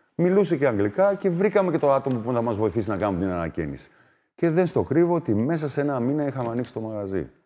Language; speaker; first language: Greek; early bilingual, other home language; German